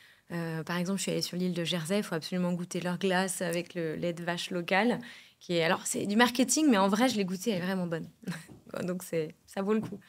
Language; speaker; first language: French; native; French